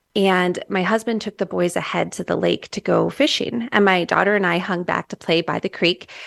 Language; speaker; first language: English; native; English